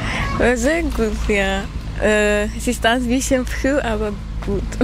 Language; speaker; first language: German; non-native, learner; Armenian